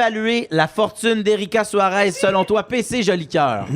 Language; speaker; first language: French; native; French